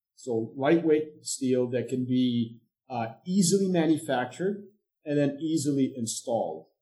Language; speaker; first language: English; non-native, fluent; Arabic